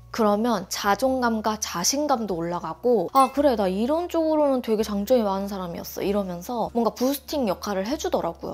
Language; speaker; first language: Korean; native; Korean